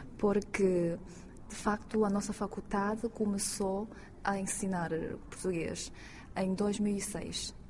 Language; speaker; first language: Portuguese; non-native, fluent; Chinese